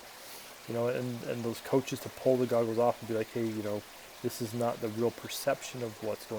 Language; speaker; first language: English; native; English